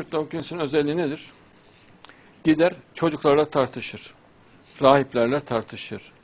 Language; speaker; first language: Turkish; native; Turkish